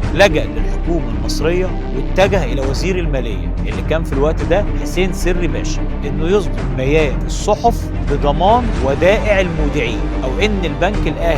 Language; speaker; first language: Arabic; native; Arabic